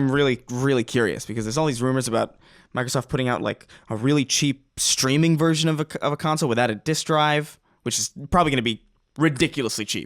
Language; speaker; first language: English; native; English